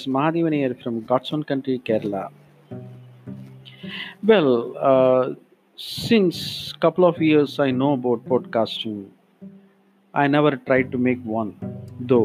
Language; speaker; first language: English; non-native, local second language; Malayalam